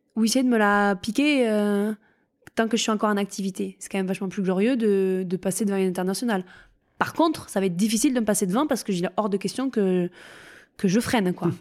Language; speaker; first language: French; native; French